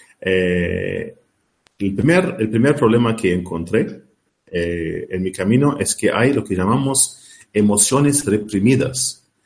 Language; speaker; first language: Spanish; non-native, learner; Arabic